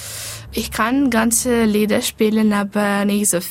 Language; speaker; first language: German; non-native, learner; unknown